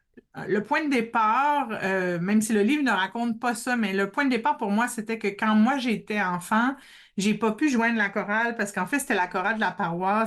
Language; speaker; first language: French; native; French